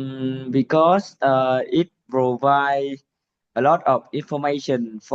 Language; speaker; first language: English; non-native, learner; Vietnamese